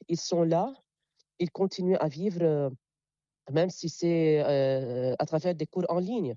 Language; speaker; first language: French; non-native, local second language; Arabic